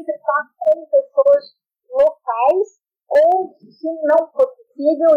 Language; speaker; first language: Portuguese; native; Portuguese